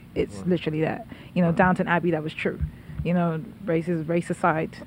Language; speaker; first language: English; native; English